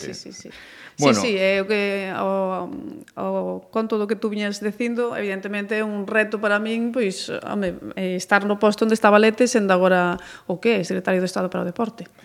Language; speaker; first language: Galician; native; Galician